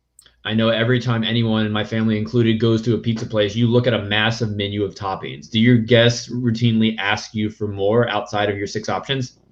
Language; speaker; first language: English; native; English